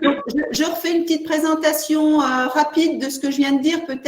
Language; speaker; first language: French; native; French